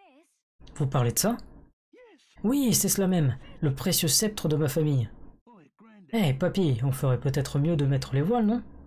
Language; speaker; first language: French; native; French